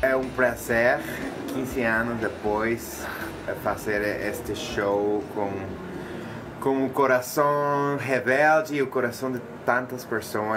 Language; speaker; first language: Portuguese; non-native, fluent; Spanish